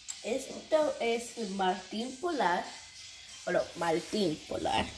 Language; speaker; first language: Spanish; early bilingual, heritage; English